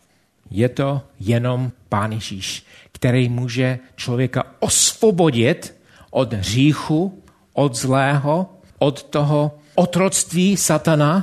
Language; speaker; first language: Czech; non-native, fluent; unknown